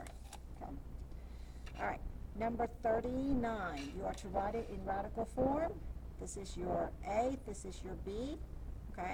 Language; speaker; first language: English; native; English